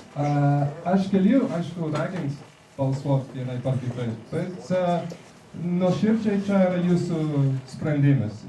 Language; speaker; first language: Lithuanian; non-native, fluent; French